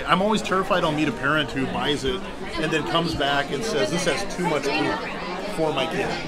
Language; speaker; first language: English; native; English